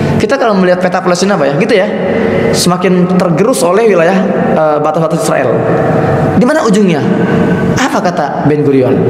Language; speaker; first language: Indonesian; native; Indonesian